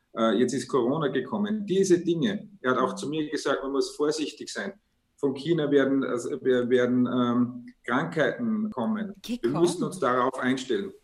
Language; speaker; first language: German; native; German